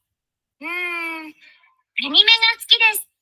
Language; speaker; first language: Japanese; non-native, learner; Bangla